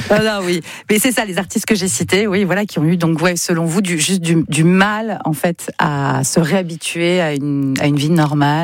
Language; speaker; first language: French; native; French